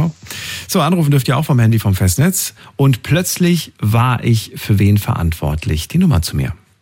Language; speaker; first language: German; native; German